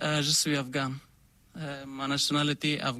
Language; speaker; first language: French; non-native, learner; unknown